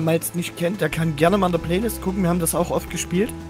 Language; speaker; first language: German; native; German